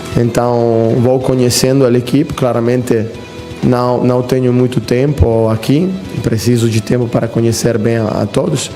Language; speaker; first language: Portuguese; non-native, fluent; Italian